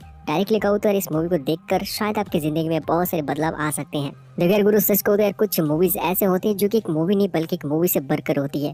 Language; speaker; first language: Hindi; native; Hindi